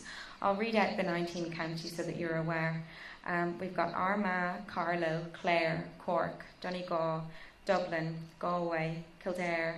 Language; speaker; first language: English; native; English